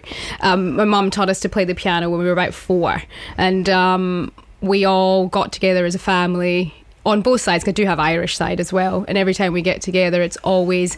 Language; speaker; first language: English; native; English